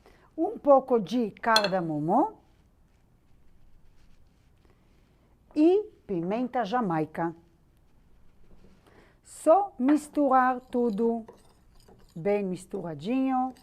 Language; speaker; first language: Portuguese; non-native, fluent; Hebrew